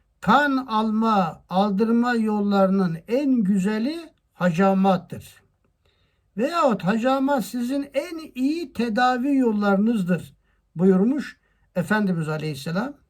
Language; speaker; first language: Turkish; native; Turkish